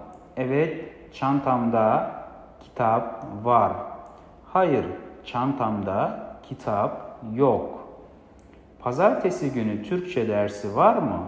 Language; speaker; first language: Turkish; non-native, fluent; Kazakh